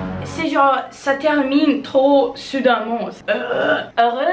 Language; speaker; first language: French; non-native, fluent; English